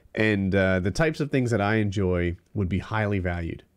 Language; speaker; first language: English; native; English